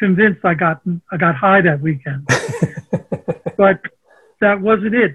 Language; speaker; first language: English; early bilingual, other home language; Armenian